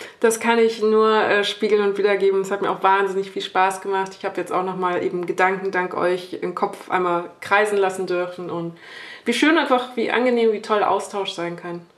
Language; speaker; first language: German; native; German